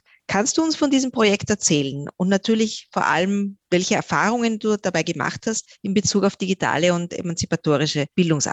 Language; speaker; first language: German; native; German